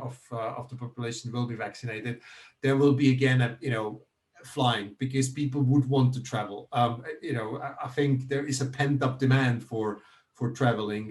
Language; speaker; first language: English; non-native, fluent; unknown